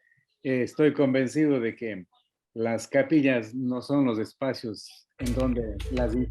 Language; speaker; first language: Spanish; native; Spanish